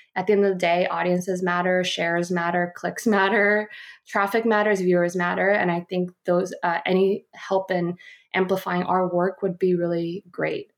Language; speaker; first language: English; early bilingual, other home language; Korean